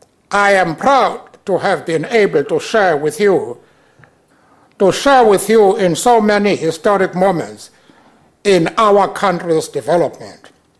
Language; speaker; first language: English; non-native, local second language; Xhosa